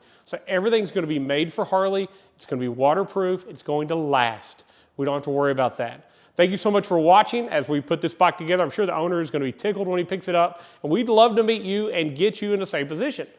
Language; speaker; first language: English; native; English